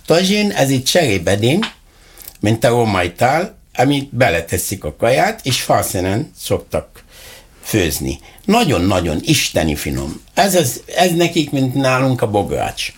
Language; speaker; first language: Hungarian; non-native, learner; Arabic